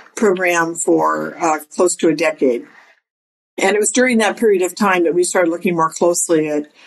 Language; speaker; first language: English; native; English